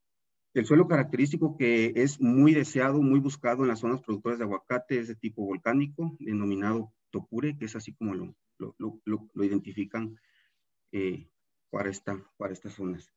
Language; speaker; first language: Spanish; native; Spanish